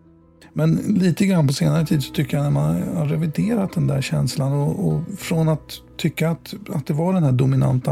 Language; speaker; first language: Swedish; native; Swedish